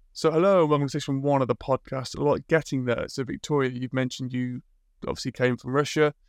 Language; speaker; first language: English; native; English